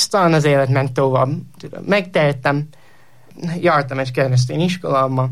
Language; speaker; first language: Hungarian; non-native, learner; English